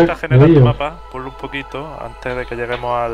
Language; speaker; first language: Spanish; native; Spanish